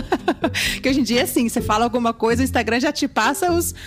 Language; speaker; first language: Portuguese; early bilingual, heritage; Portuguese